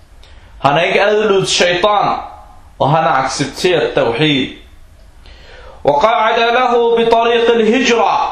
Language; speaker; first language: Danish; non-native, fluent; Arabic